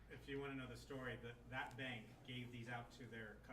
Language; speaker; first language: English; native; English